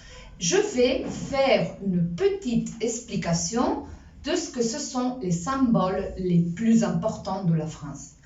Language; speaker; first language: French; non-native, fluent; Spanish